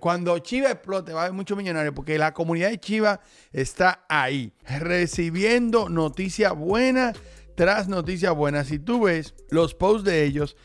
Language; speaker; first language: Spanish; native; Spanish